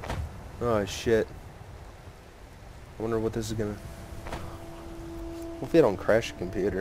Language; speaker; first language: English; native; English